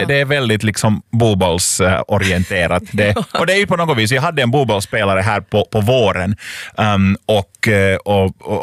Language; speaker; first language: Swedish; native; Swedish